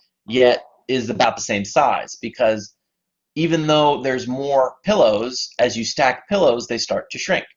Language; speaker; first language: English; native; English